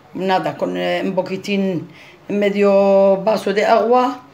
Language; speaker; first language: Spanish; non-native, fluent; Arabic